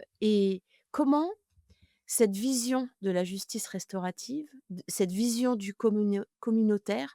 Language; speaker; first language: French; native; French